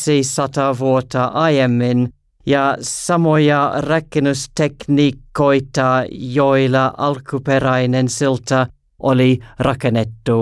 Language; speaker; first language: Finnish; non-native, learner; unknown